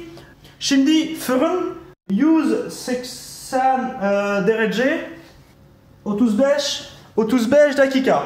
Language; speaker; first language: Turkish; non-native, learner; French